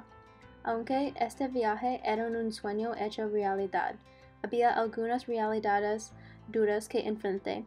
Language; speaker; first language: Spanish; non-native, learner; English